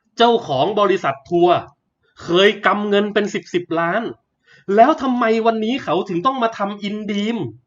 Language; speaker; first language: Thai; native; Thai